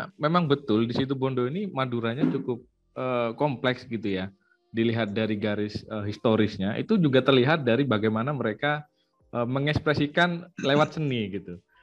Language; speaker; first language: Indonesian; non-native, local second language; Madurese